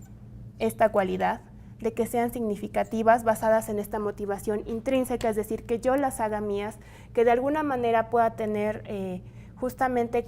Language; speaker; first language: Spanish; native; Spanish